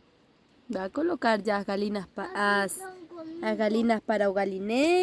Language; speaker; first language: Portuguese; non-native, learner; Spanish